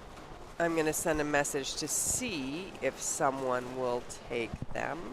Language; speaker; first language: English; native; English